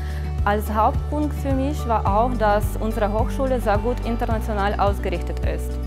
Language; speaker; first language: German; non-native, fluent; Ukrainian